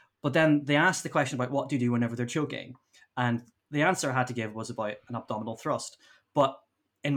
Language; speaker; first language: English; native; English